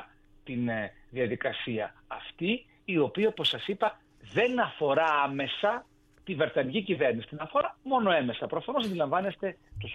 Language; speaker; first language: Greek; native; Greek